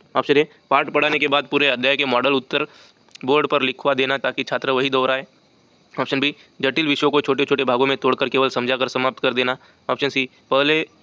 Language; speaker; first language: Hindi; non-native, local second language; Marathi